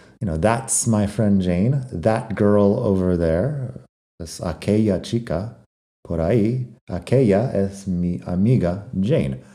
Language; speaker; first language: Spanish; non-native, fluent; English